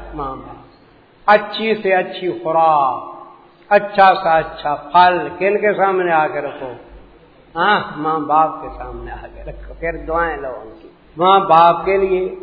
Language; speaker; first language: Urdu; non-native, local second language; Punjabi